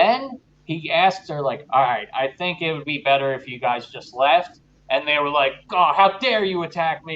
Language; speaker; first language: English; native; English